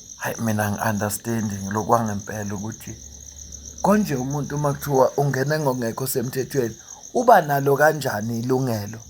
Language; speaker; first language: Zulu; native; Zulu